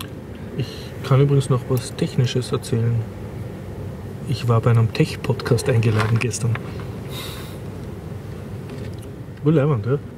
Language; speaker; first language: German; native; German